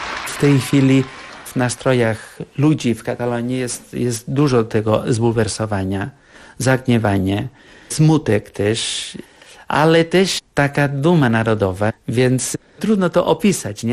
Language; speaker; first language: Polish; non-native, fluent; Catalan